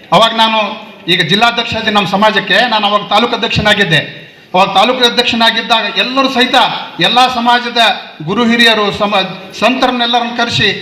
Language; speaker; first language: Kannada; non-native, local second language; Urdu